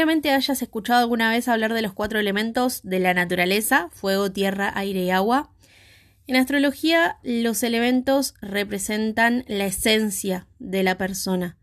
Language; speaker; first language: Spanish; native; Spanish